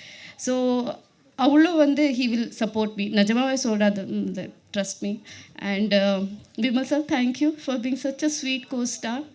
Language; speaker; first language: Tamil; non-native, learner; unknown